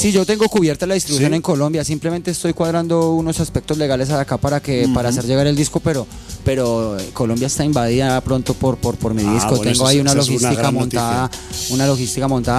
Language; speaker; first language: Spanish; native; Spanish